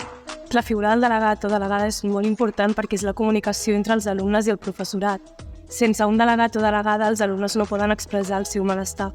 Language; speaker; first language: Catalan; native; Catalan